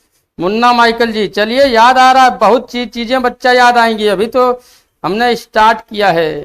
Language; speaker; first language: Hindi; native; Hindi